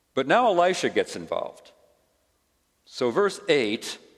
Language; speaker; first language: English; native; English